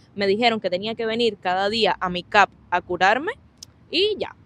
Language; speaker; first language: Spanish; native; Spanish